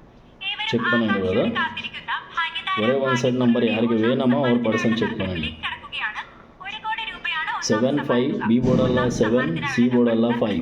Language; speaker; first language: Tamil; non-native, learner; Kannada